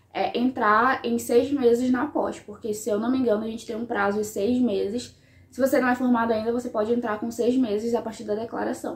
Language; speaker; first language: Portuguese; native; Portuguese